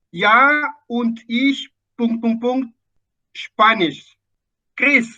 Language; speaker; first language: German; non-native, fluent; Indonesian